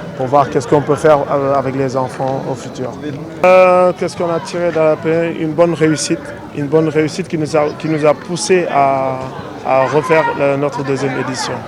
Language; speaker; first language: French; non-native, local second language; Wolof